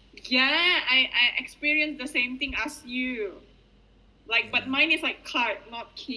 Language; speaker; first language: English; non-native, fluent; Indonesian